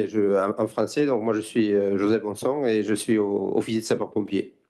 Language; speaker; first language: French; native; French